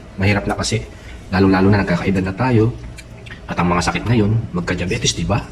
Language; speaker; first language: Filipino; non-native, local second language; Pampanga